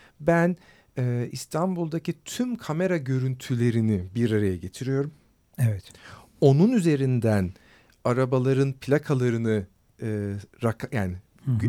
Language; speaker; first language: Turkish; native; Turkish